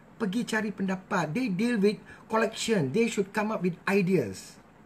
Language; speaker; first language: English; non-native, local second language; Malay